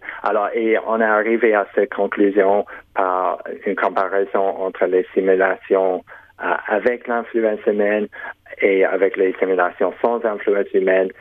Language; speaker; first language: French; non-native, local second language; English